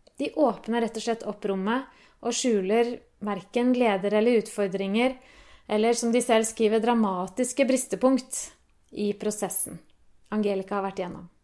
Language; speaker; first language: Norwegian; native; Norwegian